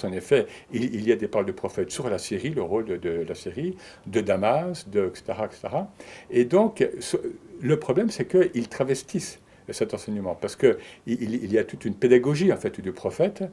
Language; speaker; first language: French; native; French